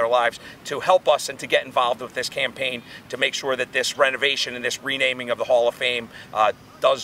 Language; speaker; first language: English; native; English